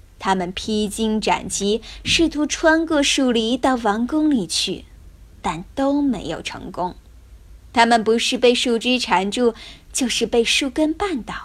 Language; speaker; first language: Chinese; native; Chinese